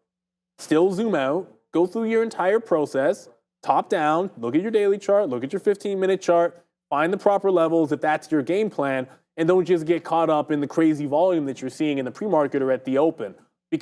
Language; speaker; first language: English; native; English